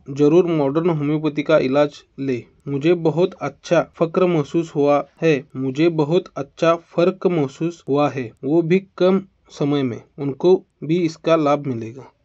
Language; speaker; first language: Hindi; non-native, local second language; Marathi